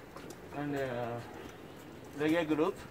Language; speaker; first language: English; non-native, learner; Japanese